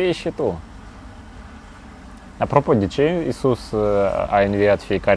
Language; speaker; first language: Romanian; non-native, local second language; Russian